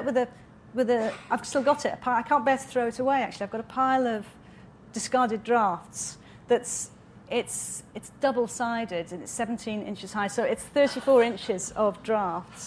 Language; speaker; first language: English; native; English